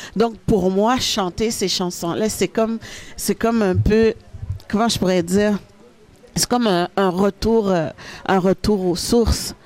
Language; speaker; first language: French; early bilingual, other home language; Haitian Creole